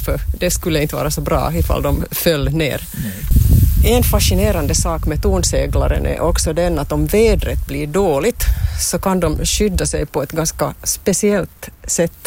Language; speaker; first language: Swedish; native; Swedish